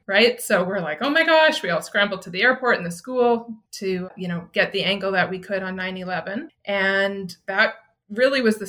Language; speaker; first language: English; native; English